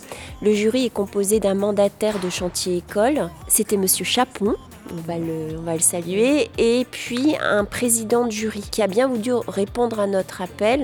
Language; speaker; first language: French; native; French